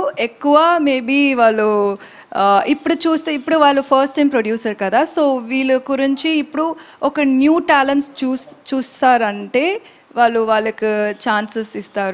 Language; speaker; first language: Telugu; non-native, local second language; Tamil